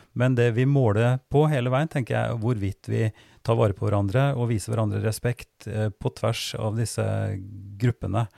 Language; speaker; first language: Norwegian; native; Norwegian